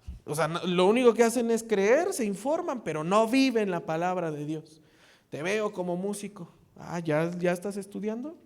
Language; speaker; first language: Spanish; native; Spanish